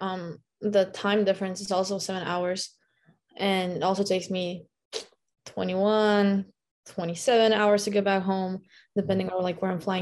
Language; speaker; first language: English; non-native, fluent; Lithuanian